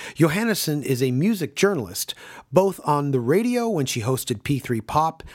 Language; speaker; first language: English; native; English